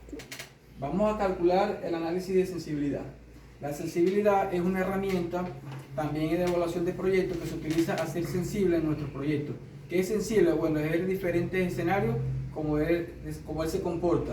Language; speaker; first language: Spanish; native; Spanish